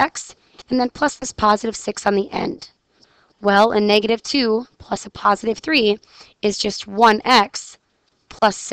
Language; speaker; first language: English; native; English